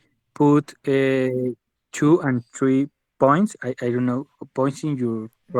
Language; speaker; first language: English; non-native, learner; Spanish